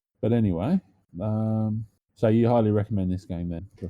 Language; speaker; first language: English; native; English